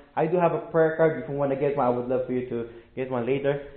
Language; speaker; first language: English; non-native, local second language; Filipino